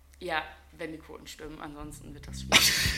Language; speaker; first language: German; native; German